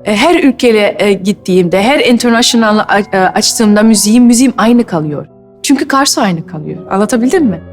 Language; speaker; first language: Turkish; early bilingual, heritage; Turkish